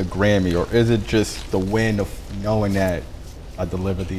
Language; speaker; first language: English; native; English